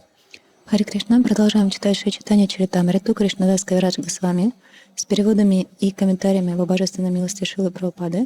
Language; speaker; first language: Russian; native; Russian